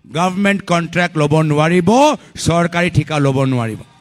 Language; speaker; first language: Hindi; non-native, local second language; Assamese